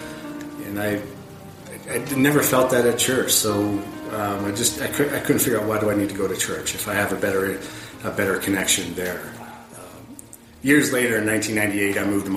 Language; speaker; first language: English; native; English